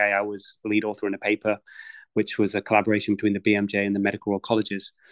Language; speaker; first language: English; native; English